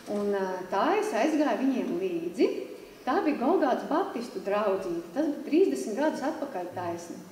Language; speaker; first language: Latvian; native; Latvian